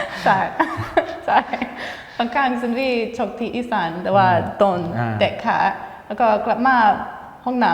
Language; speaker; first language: Thai; non-native, fluent; English